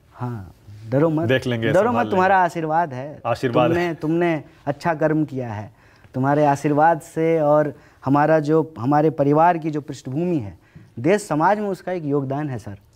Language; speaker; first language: Hindi; native; Hindi